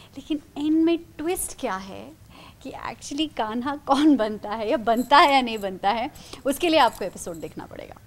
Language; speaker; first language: Hindi; native; Hindi